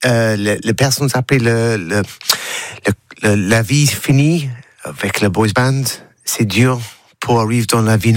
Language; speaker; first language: French; non-native, learner; English